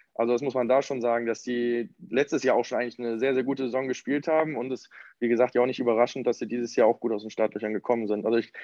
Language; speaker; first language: German; native; German